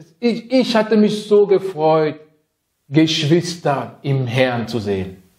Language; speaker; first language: German; non-native, fluent; French